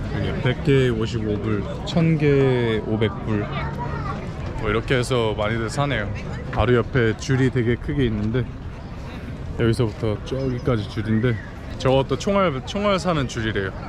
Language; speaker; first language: Korean; early bilingual, heritage; Korean